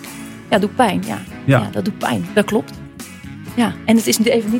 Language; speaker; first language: Dutch; native; Dutch